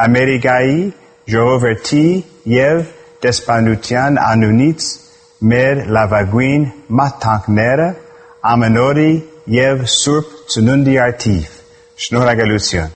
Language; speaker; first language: Armenian; non-native, learner; English